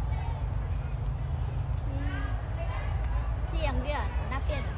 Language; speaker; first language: Chinese; non-native, learner; Vietnamese